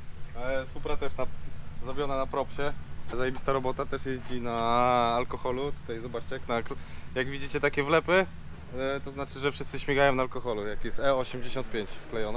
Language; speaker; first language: Polish; native; Polish